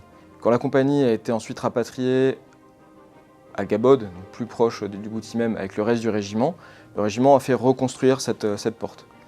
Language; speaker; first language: French; native; French